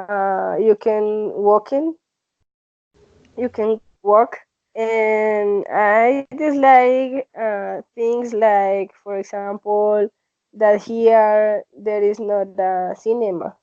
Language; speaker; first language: English; non-native, learner; Spanish